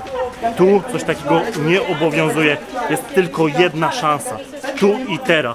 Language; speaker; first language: Polish; native; Polish